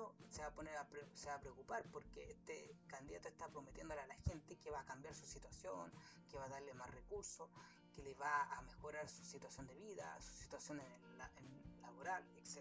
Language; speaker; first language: Spanish; native; Spanish